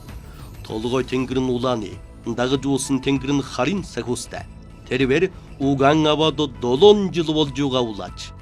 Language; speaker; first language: Mongolian; native; Mongolian